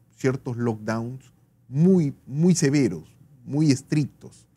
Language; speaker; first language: Spanish; native; Spanish